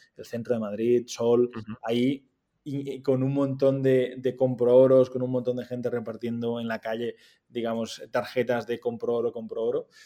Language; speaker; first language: Spanish; native; Spanish